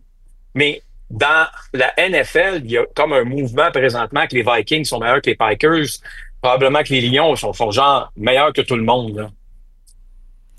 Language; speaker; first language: French; native; French